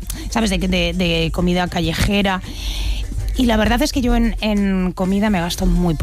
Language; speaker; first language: Spanish; native; Spanish